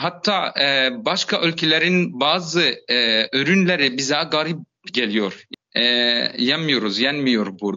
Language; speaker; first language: Turkish; non-native, fluent; Arabic